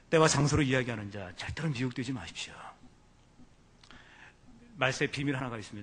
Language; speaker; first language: Korean; native; Korean